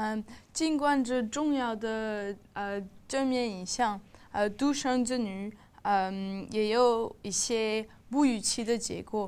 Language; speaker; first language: Chinese; non-native, learner; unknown